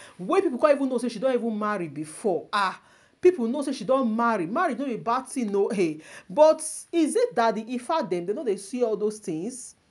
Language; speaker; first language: Nigerian Pidgin; non-native, local second language; Yoruba